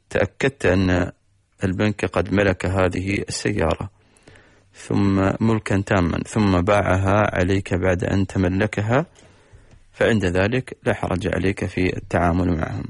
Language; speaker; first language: Arabic; native; Arabic